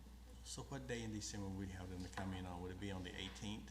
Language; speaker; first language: English; native; English